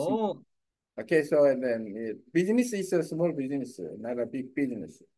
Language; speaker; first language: English; non-native, learner; Korean